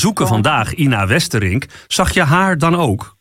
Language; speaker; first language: Dutch; native; Dutch